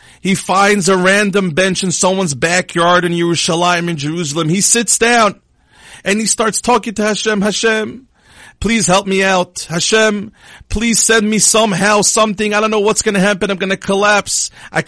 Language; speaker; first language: English; non-native, fluent; Hebrew